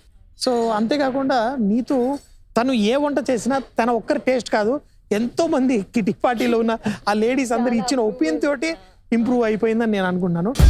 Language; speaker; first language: Telugu; native; Telugu